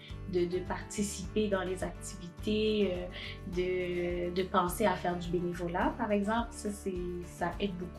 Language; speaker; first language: French; non-native, local second language; Haitian Creole